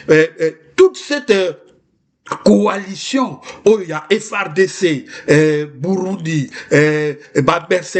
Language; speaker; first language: French; non-native, local second language; Lingala